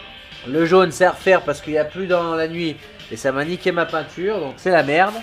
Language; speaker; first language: French; native; French